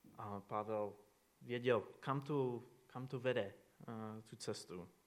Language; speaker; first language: Czech; non-native, fluent; English